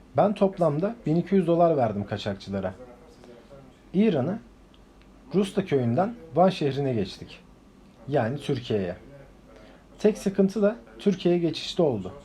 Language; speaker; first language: Turkish; non-native, fluent; Uzbek